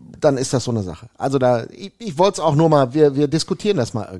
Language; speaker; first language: German; native; German